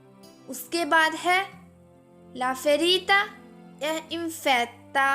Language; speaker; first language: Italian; non-native, fluent; Urdu